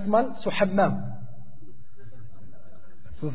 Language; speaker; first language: German; non-native, fluent; Arabic